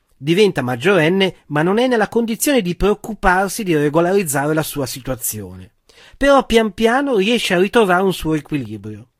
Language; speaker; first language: Italian; native; Italian